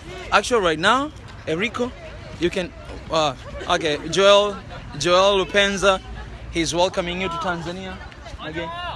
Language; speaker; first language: English; non-native, local second language; Swahili